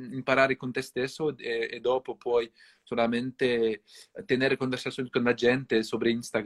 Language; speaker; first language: English; non-native, fluent; French